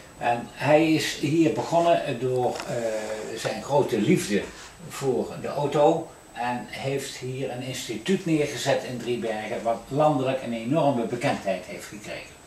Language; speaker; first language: Dutch; native; Dutch